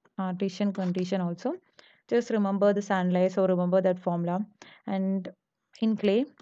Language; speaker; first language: English; non-native, local second language; Malayalam